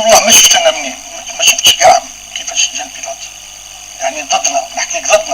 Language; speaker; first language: Arabic; native; Arabic